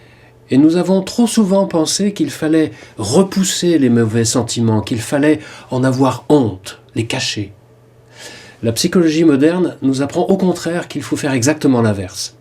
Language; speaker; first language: French; native; French